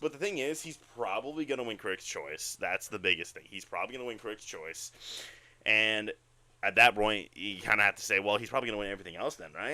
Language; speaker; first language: English; native; English